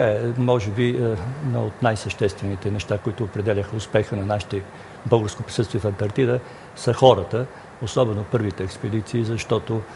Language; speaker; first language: Bulgarian; native; Bulgarian